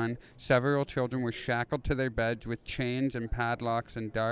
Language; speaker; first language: English; native; English